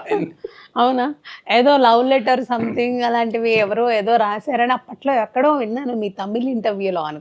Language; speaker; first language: Telugu; native; Telugu